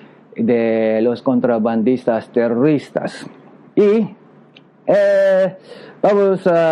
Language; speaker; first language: Spanish; non-native, learner; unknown